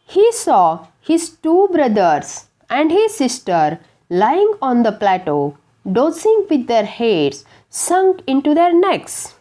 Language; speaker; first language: English; non-native, local second language; Marathi